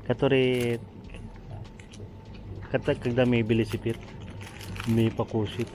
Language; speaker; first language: Russian; non-native, learner; Filipino